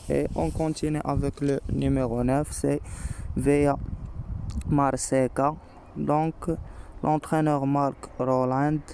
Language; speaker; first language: French; non-native, local second language; Arabic